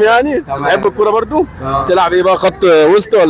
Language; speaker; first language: Arabic; native; Arabic